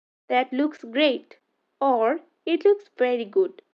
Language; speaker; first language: English; non-native, local second language; Bangla